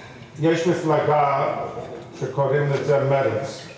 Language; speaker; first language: Hebrew; non-native, fluent; English